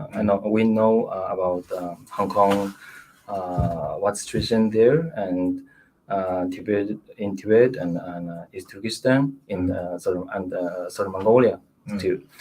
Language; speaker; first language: English; non-native, learner; Mongolian